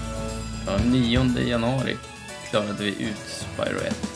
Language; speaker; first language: Swedish; native; Swedish